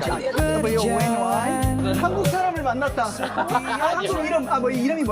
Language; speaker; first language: Korean; native; Korean